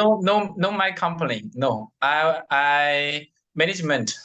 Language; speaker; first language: English; non-native, learner; Chinese